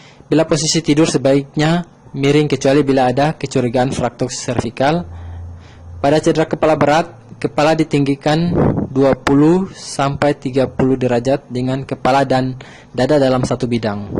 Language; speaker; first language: Indonesian; native; Indonesian